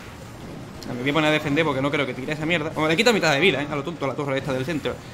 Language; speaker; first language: Spanish; native; Spanish